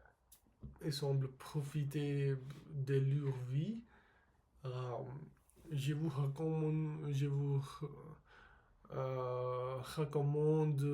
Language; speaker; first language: French; non-native, learner; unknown